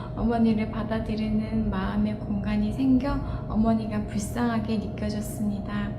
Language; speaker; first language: Korean; non-native, fluent; Mongolian